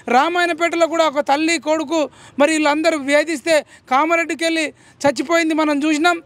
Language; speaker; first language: Telugu; native; Telugu